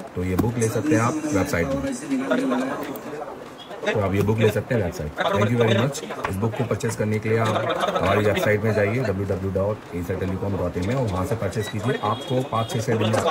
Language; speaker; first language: Hindi; native; Hindi